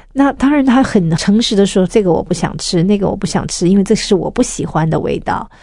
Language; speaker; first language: Chinese; native; Chinese